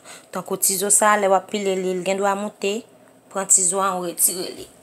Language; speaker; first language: French; non-native, learner; Haitian Creole